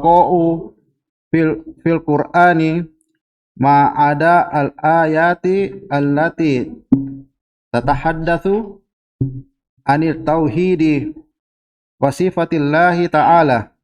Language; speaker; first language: Arabic; non-native, learner; Indonesian